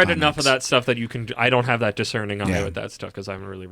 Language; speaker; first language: English; native; English